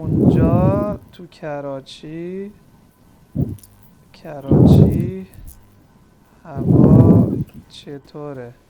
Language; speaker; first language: Persian; non-native, fluent; Urdu